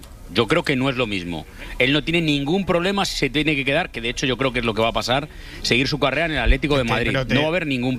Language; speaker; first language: Spanish; native; Spanish